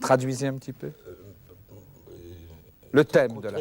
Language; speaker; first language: French; native; French